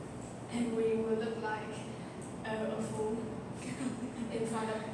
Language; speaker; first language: English; non-native, learner; Vietnamese